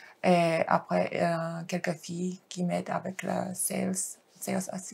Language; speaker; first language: French; non-native, fluent; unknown